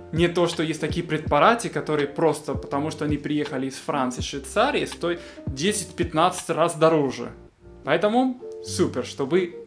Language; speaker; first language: Russian; non-native, fluent; Spanish